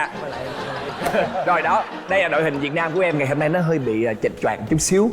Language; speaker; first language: Vietnamese; native; Vietnamese